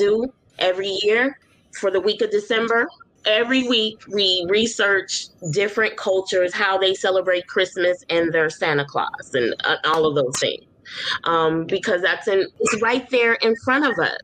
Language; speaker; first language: English; native; English